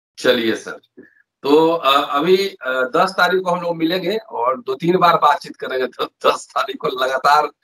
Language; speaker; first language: Hindi; native; Hindi